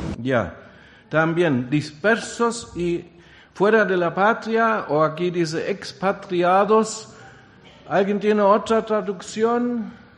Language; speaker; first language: Spanish; non-native, fluent; German